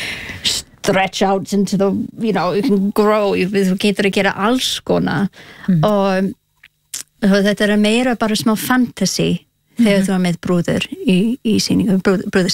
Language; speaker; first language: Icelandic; non-native, learner; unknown